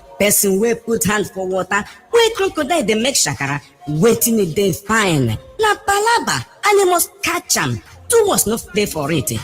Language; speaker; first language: Nigerian Pidgin; non-native, local second language; Igbo